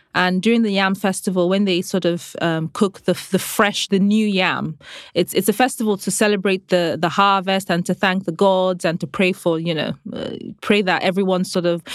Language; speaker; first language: English; non-native, local second language; Igbo